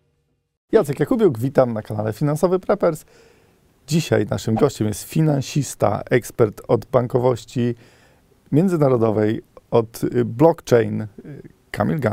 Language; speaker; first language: Polish; native; Polish